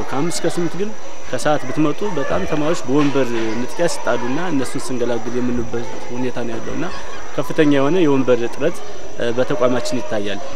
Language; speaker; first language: Amharic; native; Amharic